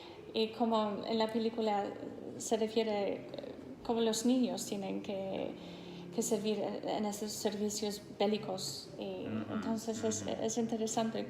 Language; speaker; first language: Spanish; non-native, fluent; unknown